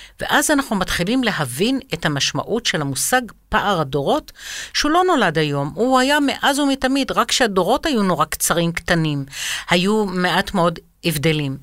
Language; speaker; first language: Hebrew; non-native, fluent; Arabic